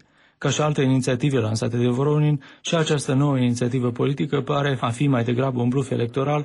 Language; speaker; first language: Romanian; native; Romanian